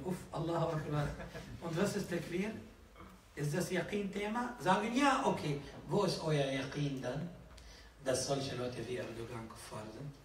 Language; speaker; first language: German; non-native, fluent; Arabic